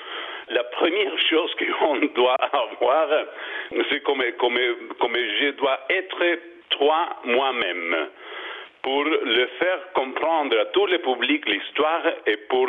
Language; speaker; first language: French; non-native, learner; Spanish